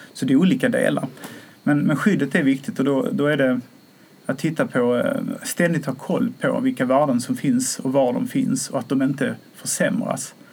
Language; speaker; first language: Swedish; native; Swedish